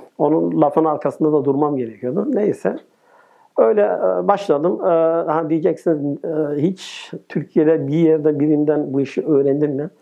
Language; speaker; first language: Turkish; native; Turkish